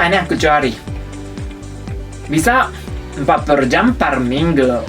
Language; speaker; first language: Indonesian; non-native, fluent; Japanese